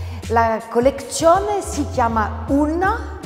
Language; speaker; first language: Italian; non-native, fluent; French